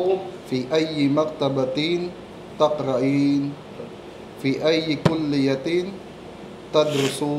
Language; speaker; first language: Arabic; non-native, learner; Filipino